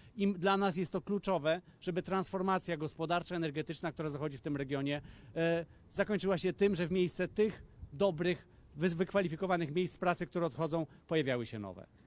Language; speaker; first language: Polish; native; Polish